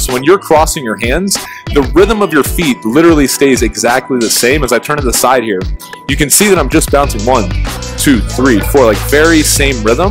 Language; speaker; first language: English; native; English